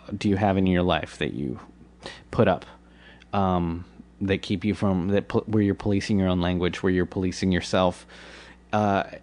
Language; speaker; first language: English; native; English